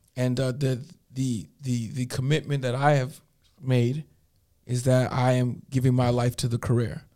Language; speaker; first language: English; native; English